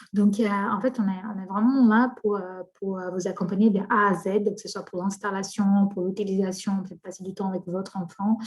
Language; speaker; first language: French; non-native, fluent; Portuguese